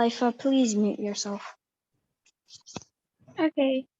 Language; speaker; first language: English; non-native, learner; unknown